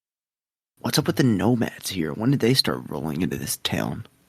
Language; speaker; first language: English; native; English